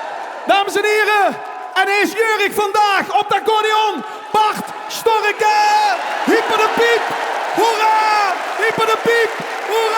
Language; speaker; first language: Dutch; native; Dutch